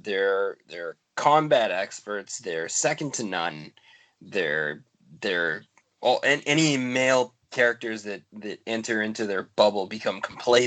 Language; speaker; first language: English; native; English